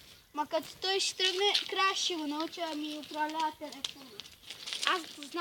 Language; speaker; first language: Bulgarian; native; Bulgarian